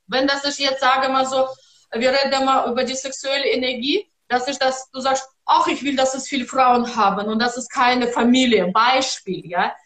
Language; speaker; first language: German; non-native, learner; Russian